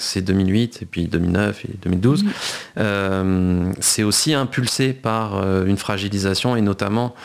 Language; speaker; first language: French; native; French